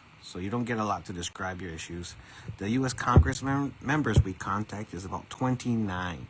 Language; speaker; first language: English; native; English